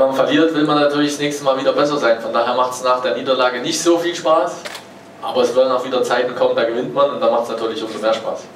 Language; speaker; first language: German; native; German